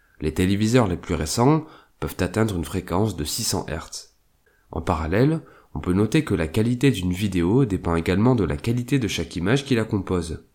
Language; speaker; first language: French; native; French